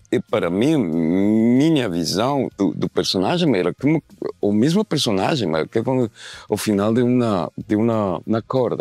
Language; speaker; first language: Portuguese; non-native, learner; Spanish